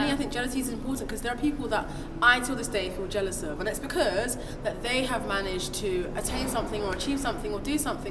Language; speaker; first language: English; non-native, local second language; Igbo